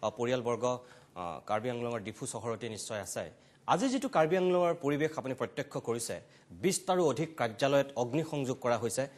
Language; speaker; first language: Assamese; native; Assamese